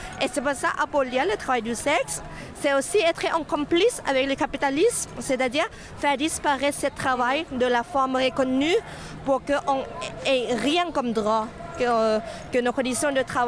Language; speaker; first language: French; non-native, fluent; Thai